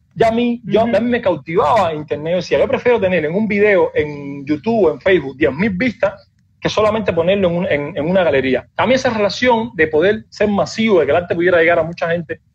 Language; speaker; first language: Spanish; native; Spanish